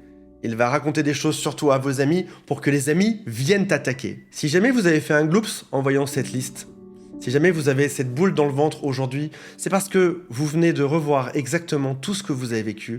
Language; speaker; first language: French; native; French